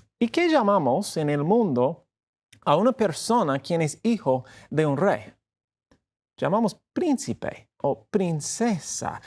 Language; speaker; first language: Spanish; non-native, fluent; English